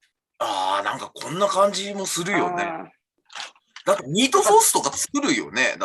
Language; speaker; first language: Japanese; native; Japanese